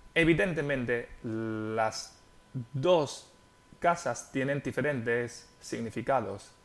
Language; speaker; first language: Spanish; non-native, fluent; Chinese